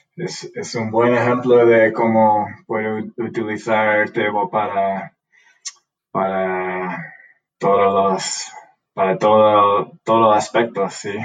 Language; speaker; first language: Spanish; non-native, learner; English